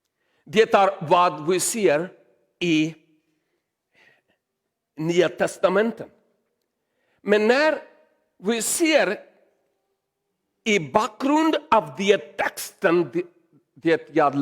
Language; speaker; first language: Swedish; non-native, learner; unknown